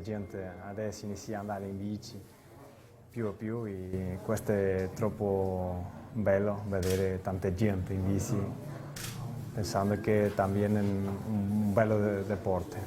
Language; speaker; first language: Italian; non-native, learner; Portuguese